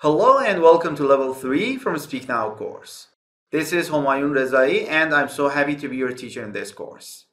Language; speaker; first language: English; non-native, fluent; Persian